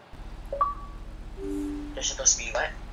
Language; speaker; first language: English; native; English